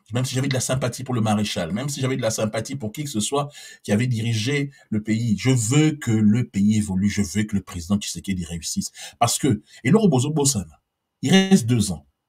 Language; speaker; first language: French; non-native, local second language; Lingala